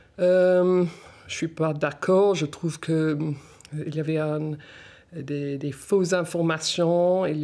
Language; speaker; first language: French; non-native, fluent; English